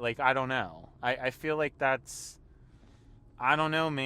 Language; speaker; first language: English; native; English